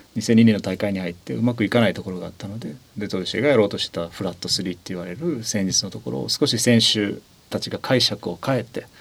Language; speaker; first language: Japanese; native; Japanese